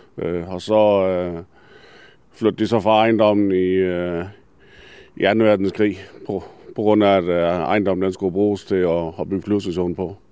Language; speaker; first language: Danish; native; Danish